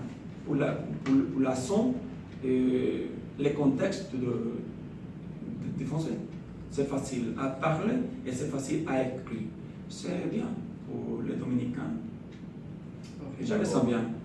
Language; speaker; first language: French; non-native, fluent; Spanish